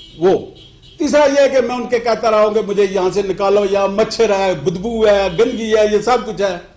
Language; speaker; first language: Urdu; non-native, local second language; Pahari-Potwari